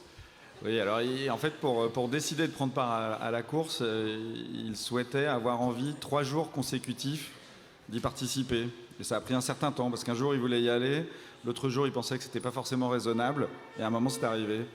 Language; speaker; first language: French; native; French